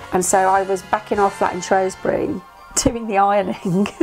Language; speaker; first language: English; native; English